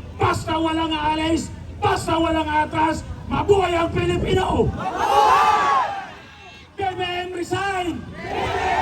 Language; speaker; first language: Filipino; non-native, local second language; Cebuano